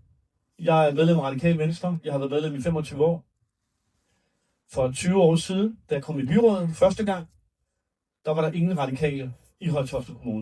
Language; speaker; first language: Danish; early bilingual, other home language; Urdu